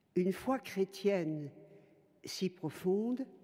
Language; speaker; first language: French; native; French